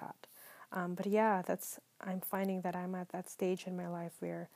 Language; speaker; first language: English; non-native, local second language; Filipino